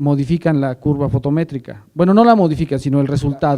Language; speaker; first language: Spanish; native; Spanish